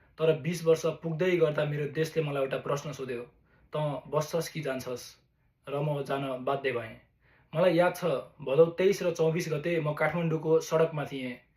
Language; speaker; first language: Nepali; native; Nepali